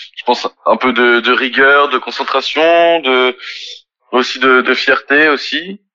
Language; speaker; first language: French; native; French